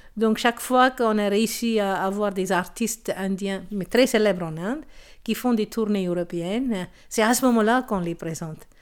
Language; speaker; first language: French; non-native, local second language; Tamil